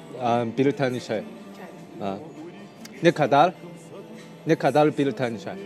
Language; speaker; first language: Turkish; non-native, learner; Chinese